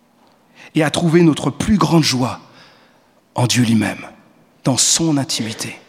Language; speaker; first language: French; native; French